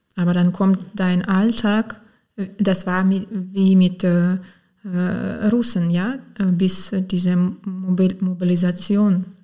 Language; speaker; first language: German; non-native, fluent; Ukrainian